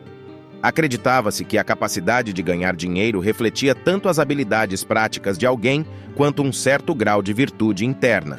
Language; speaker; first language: Portuguese; native; Portuguese